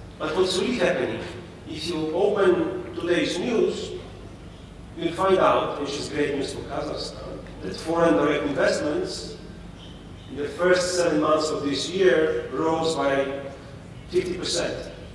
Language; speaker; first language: English; non-native, fluent; Polish